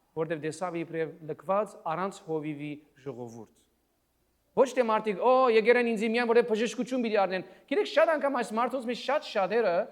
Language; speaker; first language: Armenian; early bilingual, heritage; Armenian